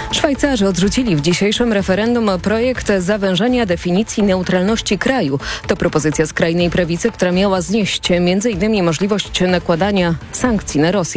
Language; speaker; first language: Polish; native; Polish